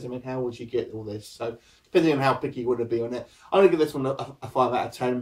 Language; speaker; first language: English; native; English